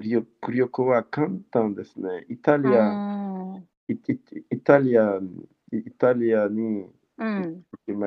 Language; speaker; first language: Japanese; non-native, learner; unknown